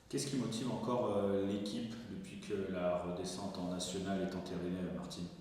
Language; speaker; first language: French; native; French